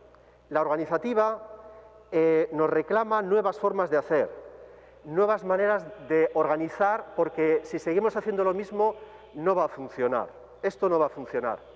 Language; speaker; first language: Spanish; native; Spanish